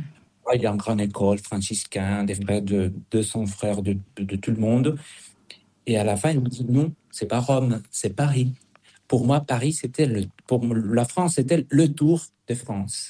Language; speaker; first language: French; non-native, fluent; Spanish